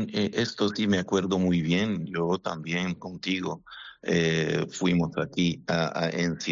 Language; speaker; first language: Spanish; non-native, fluent; Arabic